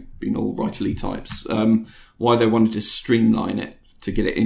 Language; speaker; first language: English; native; English